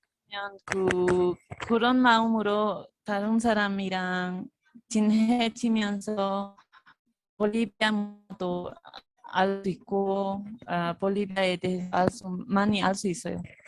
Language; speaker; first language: Korean; non-native, fluent; Spanish